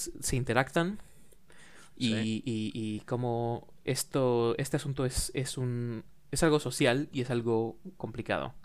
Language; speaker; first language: Spanish; non-native, learner; English